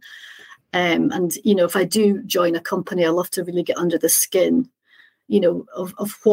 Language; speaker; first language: English; native; English